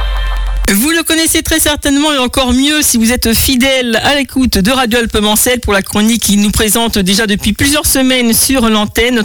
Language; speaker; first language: French; native; French